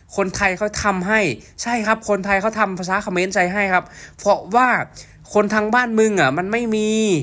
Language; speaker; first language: Thai; native; Thai